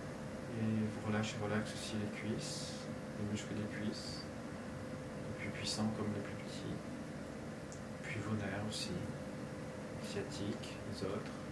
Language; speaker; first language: French; native; French